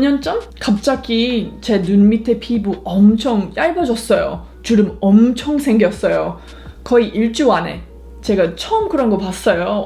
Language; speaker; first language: Korean; non-native, fluent; English